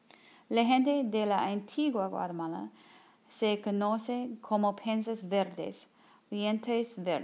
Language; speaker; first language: Spanish; non-native, learner; English